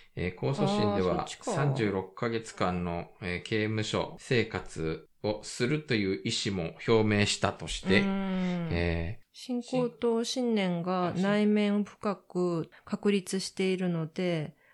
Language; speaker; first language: Japanese; native; Japanese